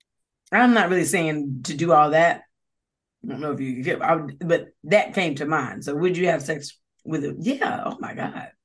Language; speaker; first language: English; native; English